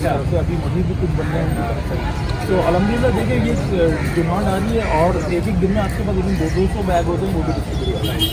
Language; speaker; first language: Urdu; native; Urdu